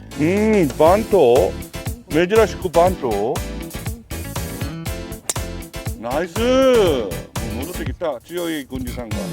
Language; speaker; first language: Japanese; non-native, fluent; Korean